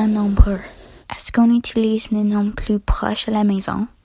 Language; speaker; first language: French; non-native, learner; English